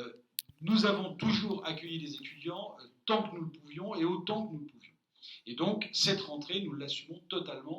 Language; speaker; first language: French; native; French